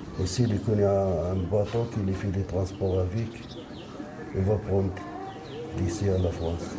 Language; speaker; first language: French; non-native, learner; Arabic